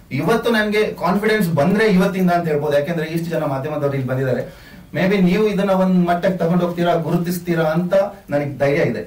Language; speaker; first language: Kannada; non-native, local second language; Tulu